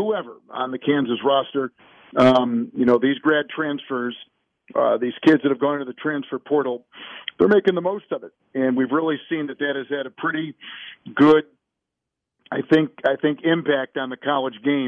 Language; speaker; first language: English; native; English